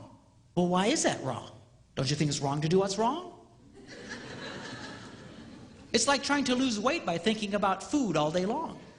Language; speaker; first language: English; native; English